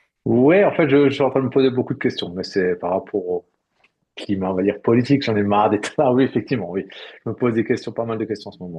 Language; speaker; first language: French; native; French